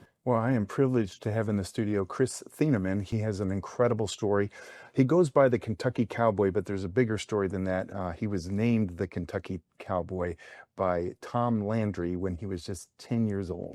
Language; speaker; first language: English; native; English